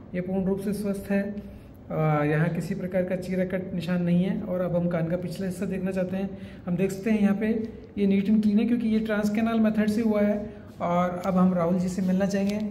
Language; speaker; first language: Hindi; native; Hindi